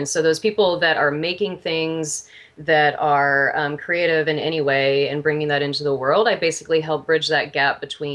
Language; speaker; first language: English; native; English